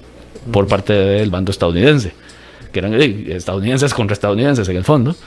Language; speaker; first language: Spanish; native; Spanish